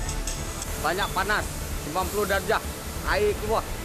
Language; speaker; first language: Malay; non-native, learner; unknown